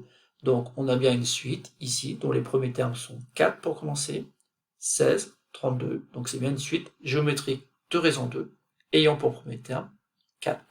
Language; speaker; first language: French; native; French